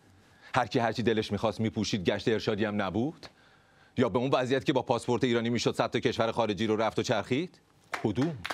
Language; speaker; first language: Persian; native; Persian